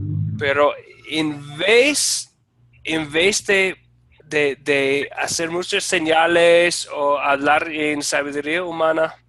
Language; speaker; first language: Spanish; non-native, fluent; English